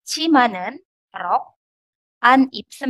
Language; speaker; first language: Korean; non-native, fluent; Indonesian